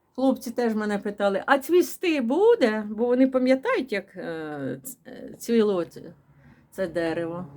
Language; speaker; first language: Ukrainian; non-native, local second language; Russian